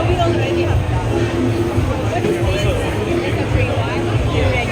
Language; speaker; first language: English; non-native, local second language; Filipino